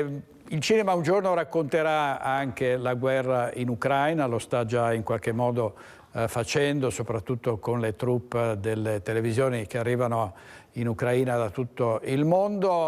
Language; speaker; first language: Italian; native; Italian